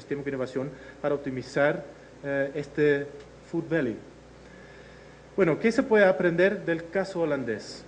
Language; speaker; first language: Spanish; non-native, fluent; Dutch